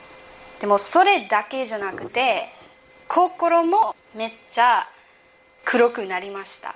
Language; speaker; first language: Japanese; early bilingual, heritage; English